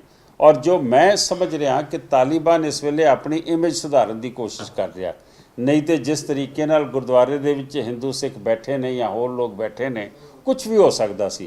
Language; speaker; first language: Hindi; non-native, local second language; Punjabi